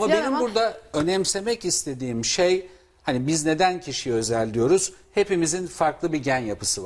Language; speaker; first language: Turkish; native; Turkish